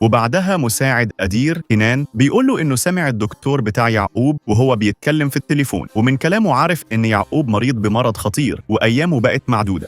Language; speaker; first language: Arabic; native; Arabic